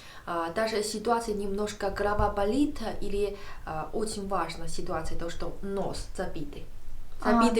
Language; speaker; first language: Russian; non-native, learner; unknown